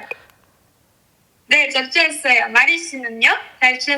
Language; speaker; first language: Korean; non-native, fluent; French